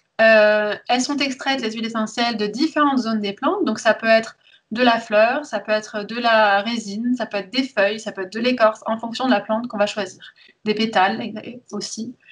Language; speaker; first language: French; early bilingual, heritage; French